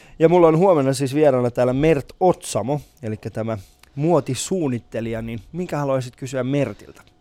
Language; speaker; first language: Finnish; early bilingual, other home language; Persian